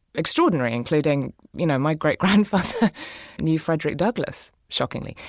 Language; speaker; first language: English; native; English